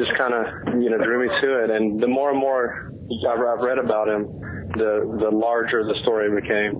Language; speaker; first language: English; native; English